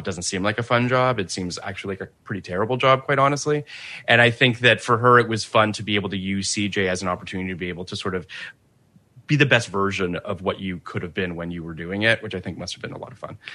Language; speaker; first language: English; native; English